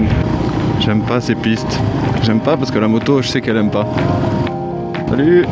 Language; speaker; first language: French; native; French